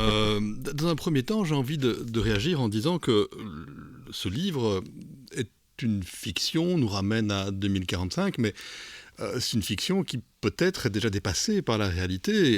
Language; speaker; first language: French; native; French